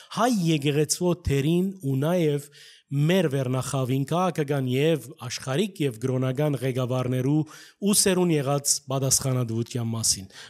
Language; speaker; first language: Armenian; early bilingual, heritage; Armenian